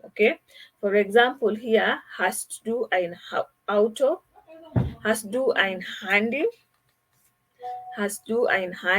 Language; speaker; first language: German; non-native, fluent; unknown